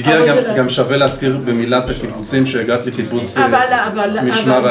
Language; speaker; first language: Hebrew; native; Hebrew